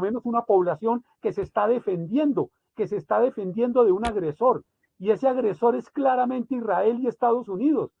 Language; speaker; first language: Spanish; native; Spanish